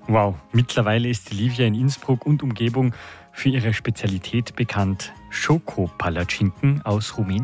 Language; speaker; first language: German; native; German